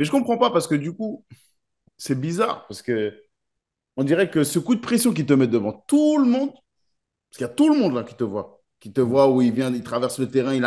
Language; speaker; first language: French; native; French